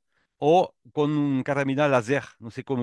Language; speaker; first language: Spanish; non-native, learner; French